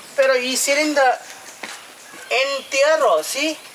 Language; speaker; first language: Spanish; non-native, learner; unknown